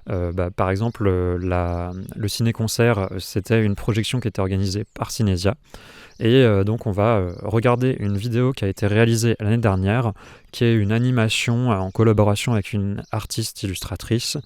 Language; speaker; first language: French; native; French